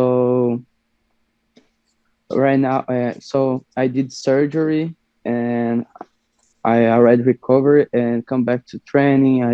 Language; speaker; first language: English; non-native, learner; Portuguese